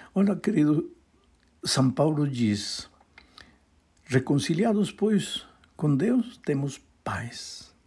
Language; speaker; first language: Portuguese; non-native, fluent; Spanish